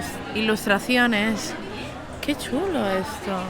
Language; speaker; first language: Spanish; non-native, local second language; Catalan